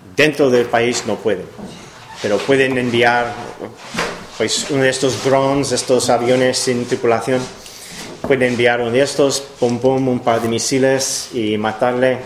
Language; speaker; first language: Spanish; non-native, fluent; English